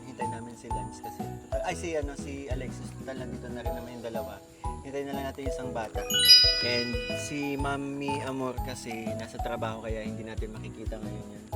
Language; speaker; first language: Filipino; native; Filipino